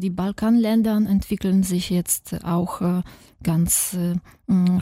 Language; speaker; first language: German; non-native, fluent; Polish